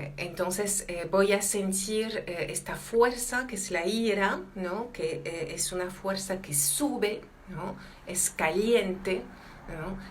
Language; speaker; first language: Spanish; non-native, fluent; French